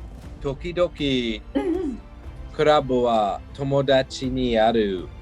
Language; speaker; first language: Japanese; non-native, learner; English